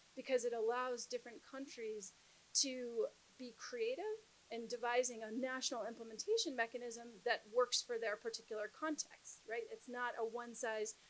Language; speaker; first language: English; native; English